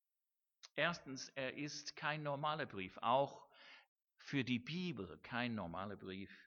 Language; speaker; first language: German; non-native, fluent; English